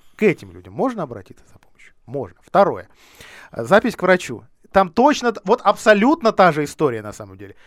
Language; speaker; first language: Russian; native; Russian